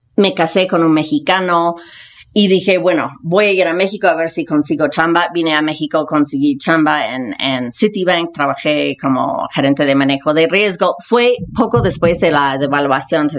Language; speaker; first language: Spanish; non-native, fluent; English